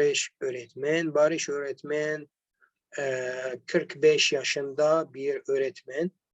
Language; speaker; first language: Turkish; non-native, learner; Arabic